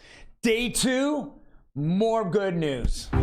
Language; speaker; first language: English; native; English